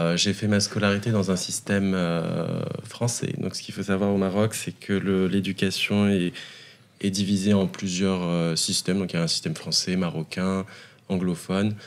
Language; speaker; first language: French; non-native, local second language; Arabic